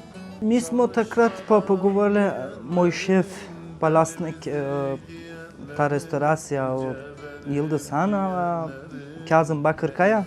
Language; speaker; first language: Slovenian; non-native, learner; Turkish